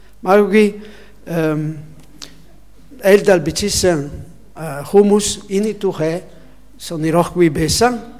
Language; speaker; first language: Mongolian; non-native, learner; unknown